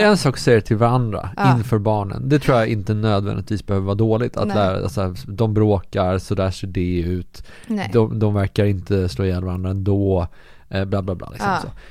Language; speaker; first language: Swedish; native; Swedish